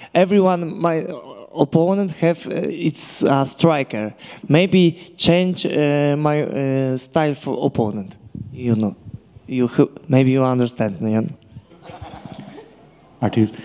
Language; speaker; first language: English; non-native, learner; Polish